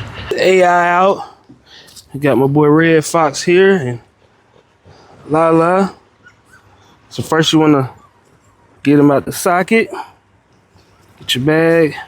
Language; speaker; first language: English; native; English